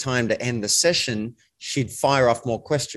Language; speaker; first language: English; native; English